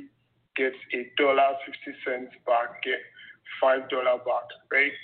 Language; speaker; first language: English; non-native, local second language; Yoruba